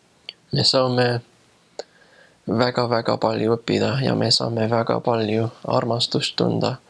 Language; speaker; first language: Estonian; non-native, fluent; English